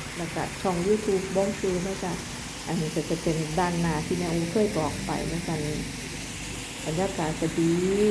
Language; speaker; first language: Thai; native; Thai